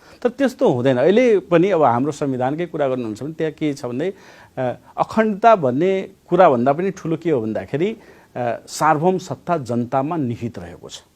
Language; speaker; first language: Nepali; non-native, local second language; Maithili